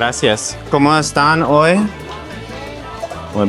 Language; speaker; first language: Spanish; non-native, learner; English